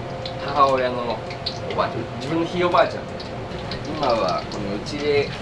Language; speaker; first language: Japanese; native; Japanese